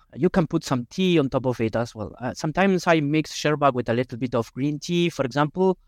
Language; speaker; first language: English; non-native, fluent; Spanish